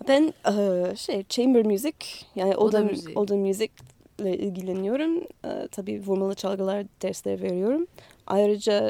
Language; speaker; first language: Turkish; non-native, learner; English